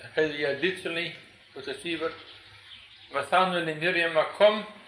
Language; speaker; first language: Hebrew; non-native, fluent; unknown